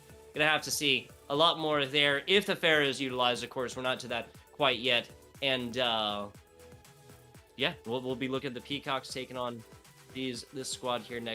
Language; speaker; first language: English; native; English